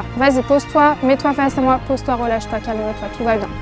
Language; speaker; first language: French; native; French